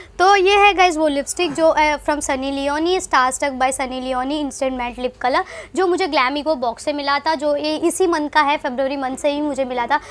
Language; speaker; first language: Hindi; non-native, local second language; Tamil